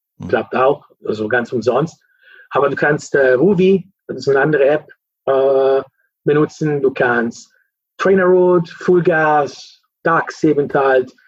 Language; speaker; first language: German; non-native, fluent; Italian